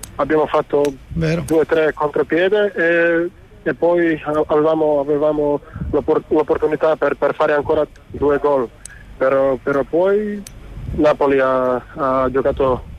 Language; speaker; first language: Italian; non-native, fluent; Croatian